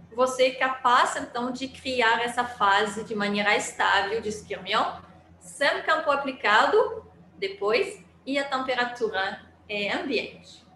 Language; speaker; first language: Portuguese; non-native, fluent; French